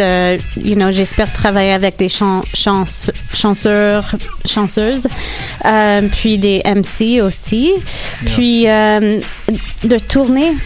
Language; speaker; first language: French; non-native, local second language; English